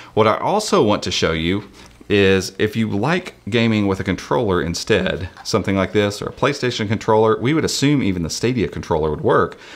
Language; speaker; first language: English; native; English